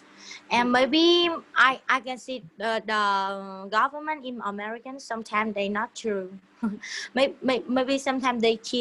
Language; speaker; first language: English; non-native, learner; Vietnamese